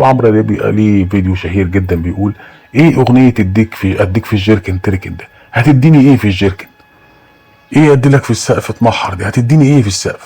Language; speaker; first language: Arabic; native; Arabic